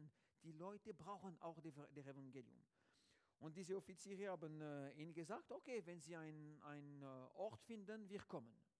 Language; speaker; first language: German; non-native, learner; French